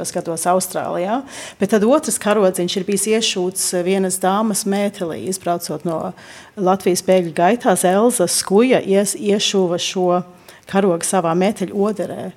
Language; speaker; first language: Latvian; early bilingual, heritage; Latvian